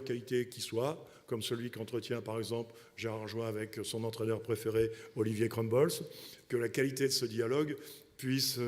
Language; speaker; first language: French; native; French